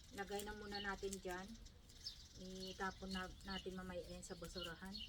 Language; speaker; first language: Filipino; native; Filipino